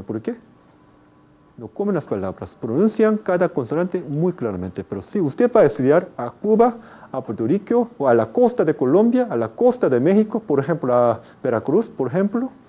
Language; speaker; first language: Spanish; non-native, fluent; Korean